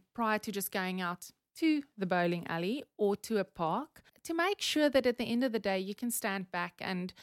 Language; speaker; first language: English; non-native, local second language; Afrikaans